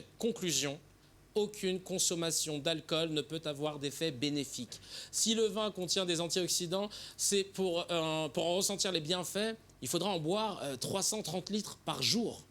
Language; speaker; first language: French; native; French